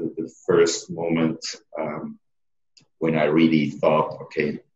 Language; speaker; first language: English; non-native, fluent; Italian